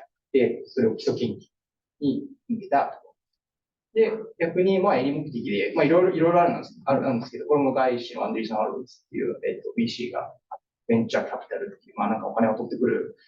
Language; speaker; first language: Japanese; native; Japanese